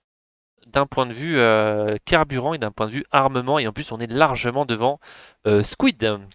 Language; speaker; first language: French; native; French